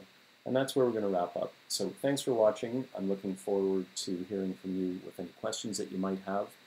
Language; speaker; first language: English; native; English